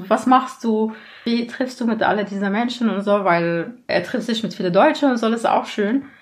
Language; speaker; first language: German; non-native, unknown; Arabic